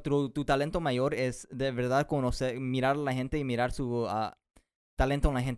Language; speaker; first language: Spanish; early bilingual, heritage; Spanish